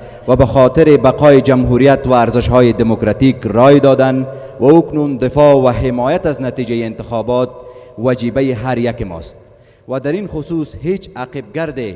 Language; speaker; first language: Persian; native; Persian